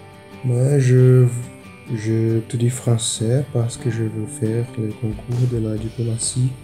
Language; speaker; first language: French; non-native, learner; Portuguese